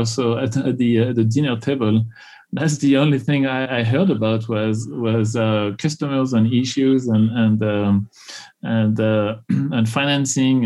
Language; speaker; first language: English; non-native, fluent; French